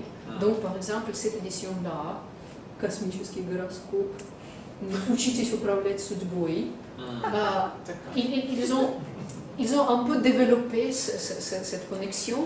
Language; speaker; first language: French; non-native, fluent; Russian